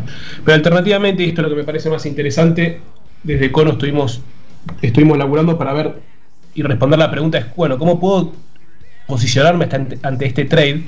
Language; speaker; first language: Spanish; native; Spanish